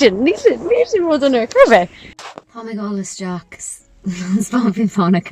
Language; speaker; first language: Irish; non-native, local second language; English